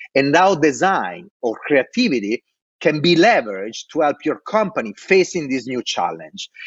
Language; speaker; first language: English; non-native, fluent; Italian